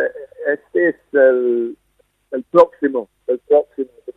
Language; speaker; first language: Spanish; non-native, fluent; English